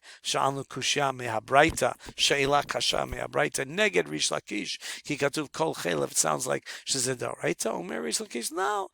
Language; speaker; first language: Hebrew; non-native, fluent; English